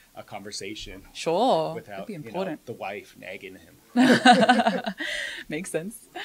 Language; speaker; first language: English; native; English